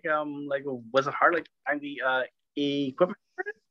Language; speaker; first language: English; native; English